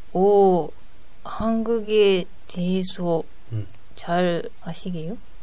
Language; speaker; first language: Korean; non-native, learner; Japanese